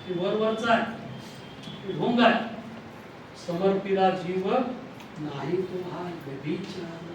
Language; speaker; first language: Marathi; non-native, local second language; Kannada